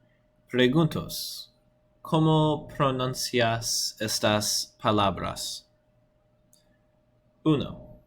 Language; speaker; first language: Spanish; non-native, learner; English